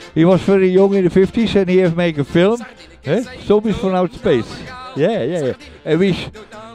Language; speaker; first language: English; non-native, learner; Dutch